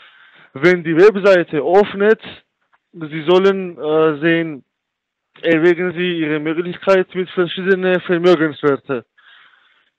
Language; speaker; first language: German; non-native, learner; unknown